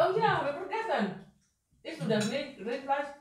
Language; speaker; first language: German; non-native, learner; Indonesian